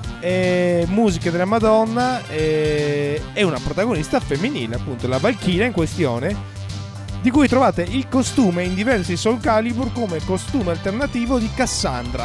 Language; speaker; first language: Italian; native; Italian